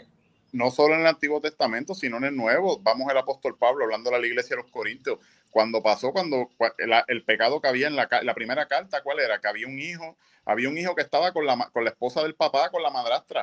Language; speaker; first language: Spanish; native; Spanish